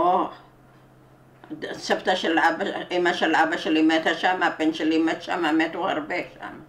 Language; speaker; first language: Hebrew; non-native, learner; Arabic